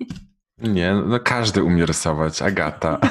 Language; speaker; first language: Slovak; non-native, learner; Polish